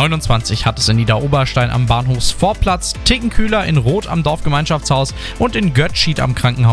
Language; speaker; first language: German; native; German